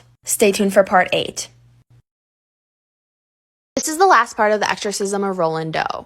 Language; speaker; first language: English; native; English